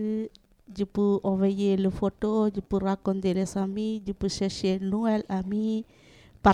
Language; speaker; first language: French; non-native, learner; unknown